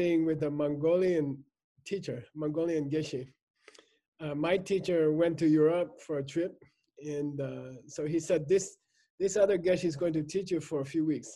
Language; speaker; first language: English; native; English